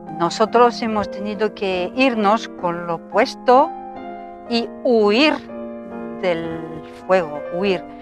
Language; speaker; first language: Spanish; non-native, fluent; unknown